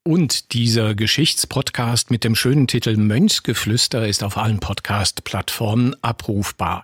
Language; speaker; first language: German; native; German